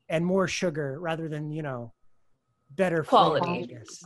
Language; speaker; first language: English; native; English